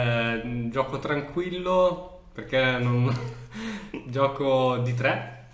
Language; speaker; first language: Italian; native; Italian